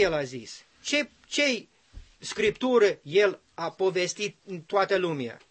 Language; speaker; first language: Romanian; non-native, learner; English